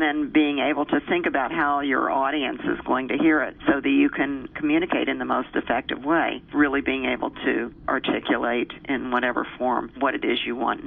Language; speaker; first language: English; native; English